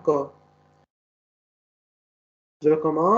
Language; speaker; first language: French; non-native, learner; Arabic